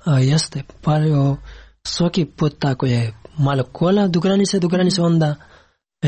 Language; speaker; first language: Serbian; non-native, learner; Pashto